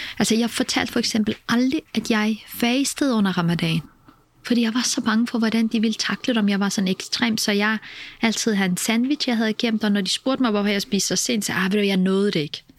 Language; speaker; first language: Danish; early bilingual, other home language; Kurdish